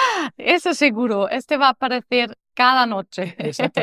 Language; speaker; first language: Spanish; non-native, learner; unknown